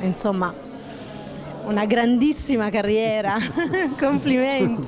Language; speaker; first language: Italian; native; Italian